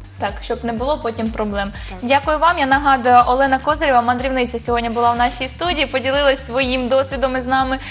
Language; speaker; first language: Ukrainian; native; Ukrainian